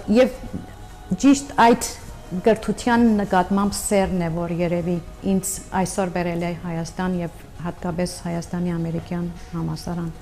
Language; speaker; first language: Armenian; early bilingual, heritage; Armenian